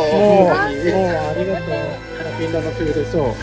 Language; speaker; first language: Japanese; native; Japanese